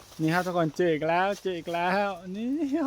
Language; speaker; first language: Thai; non-native, local second language; Shan